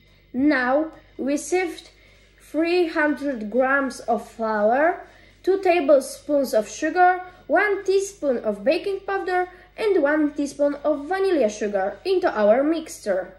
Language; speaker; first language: English; non-native, learner; Polish